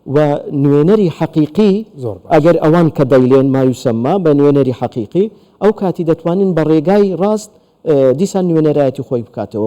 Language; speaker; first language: Central Kurdish; non-native, local second language; Turkish